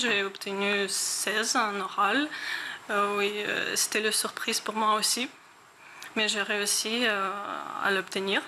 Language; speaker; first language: French; non-native, learner; Ukrainian